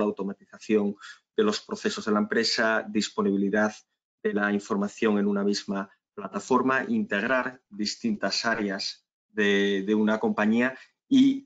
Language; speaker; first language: Spanish; native; Spanish